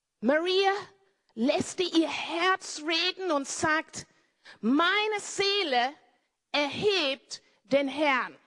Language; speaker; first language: German; non-native, fluent; English